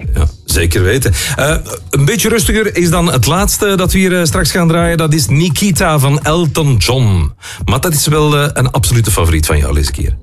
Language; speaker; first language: Dutch; native; Dutch